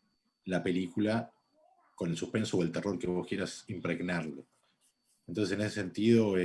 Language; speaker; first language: Spanish; native; Spanish